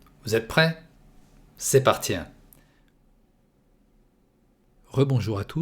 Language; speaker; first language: French; non-native, fluent; Russian